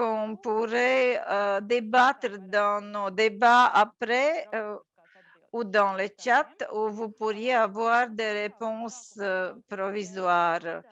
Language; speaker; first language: French; non-native, fluent; Latvian